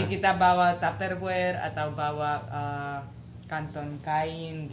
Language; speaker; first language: Indonesian; non-native, fluent; Spanish